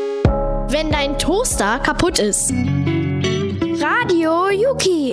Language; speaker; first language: German; native; German